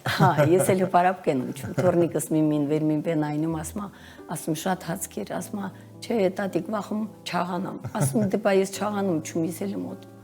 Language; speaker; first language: Armenian; native; Armenian